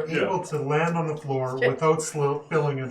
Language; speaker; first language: English; native; English